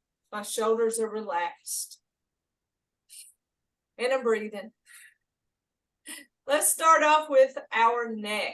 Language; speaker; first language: English; native; English